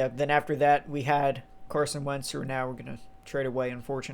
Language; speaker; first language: English; native; English